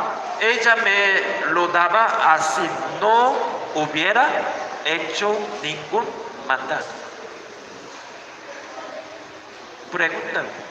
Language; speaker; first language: Spanish; non-native, learner; Korean